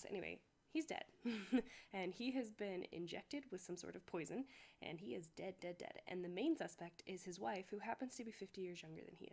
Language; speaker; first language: English; native; English